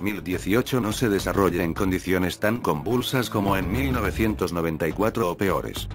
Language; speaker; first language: Spanish; native; Spanish